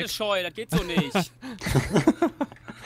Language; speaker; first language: German; native; German